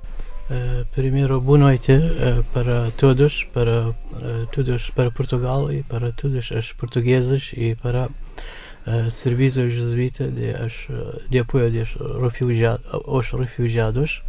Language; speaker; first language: Portuguese; non-native, fluent; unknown